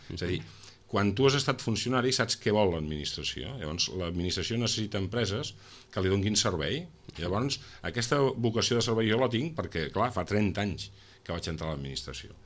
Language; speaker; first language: Catalan; non-native, local second language; Spanish